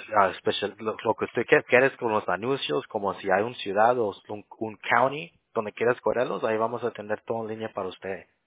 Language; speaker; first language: Spanish; early bilingual, other home language; English